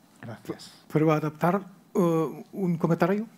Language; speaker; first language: Spanish; non-native, learner; German